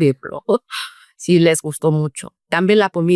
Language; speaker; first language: Spanish; non-native, fluent; Korean